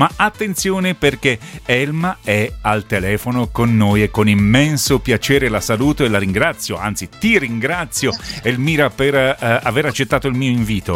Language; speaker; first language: Italian; native; Italian